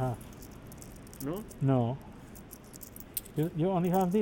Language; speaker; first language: English; non-native, learner; Spanish